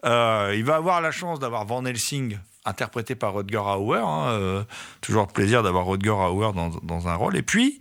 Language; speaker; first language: French; native; French